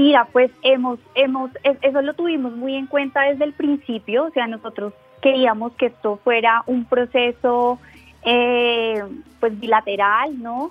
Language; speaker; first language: Spanish; native; Spanish